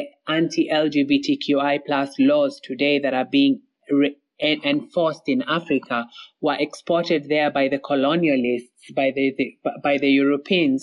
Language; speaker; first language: English; non-native, local second language; Somali